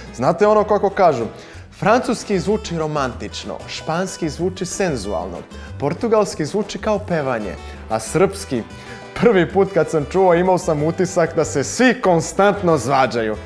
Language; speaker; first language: Serbian; non-native, fluent; Portuguese